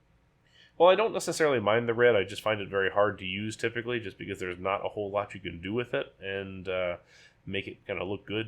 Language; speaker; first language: English; native; English